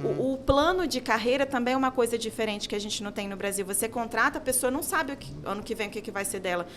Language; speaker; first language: Portuguese; native; Portuguese